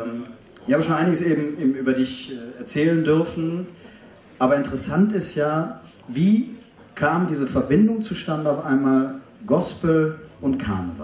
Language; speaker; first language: German; native; German